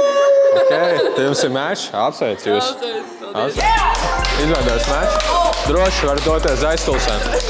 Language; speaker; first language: Latvian; native; Latvian